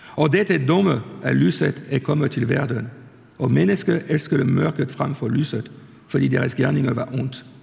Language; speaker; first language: Danish; non-native, fluent; French